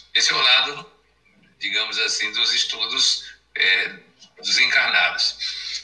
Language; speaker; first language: Portuguese; native; Portuguese